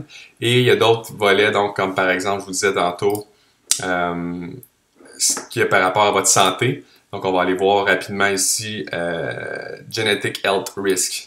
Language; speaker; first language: French; native; French